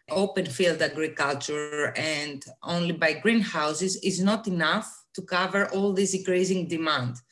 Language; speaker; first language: English; non-native, fluent; Greek